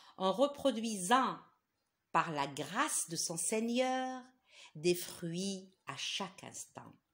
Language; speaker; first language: French; non-native, local second language; Arabic